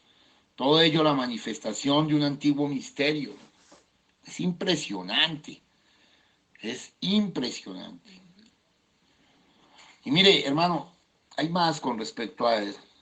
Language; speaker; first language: Spanish; native; Spanish